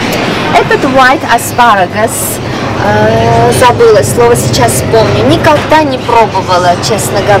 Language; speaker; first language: Russian; non-native, local second language; Armenian